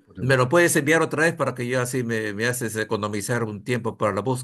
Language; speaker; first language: Spanish; native; Spanish